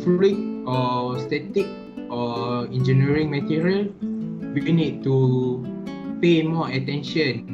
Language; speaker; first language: English; non-native, learner; Malay